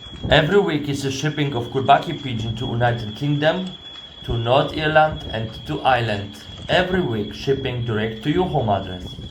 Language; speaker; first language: English; non-native, learner; Polish